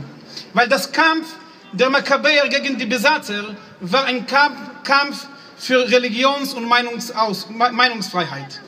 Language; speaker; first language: German; non-native, fluent; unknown